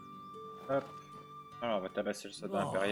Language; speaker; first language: French; native; French